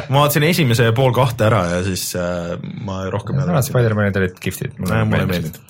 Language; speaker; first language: Estonian; native; Estonian